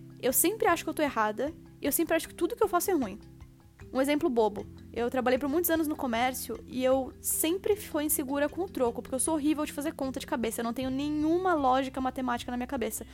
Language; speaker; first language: Portuguese; native; Portuguese